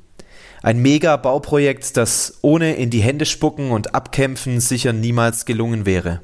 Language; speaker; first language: German; native; German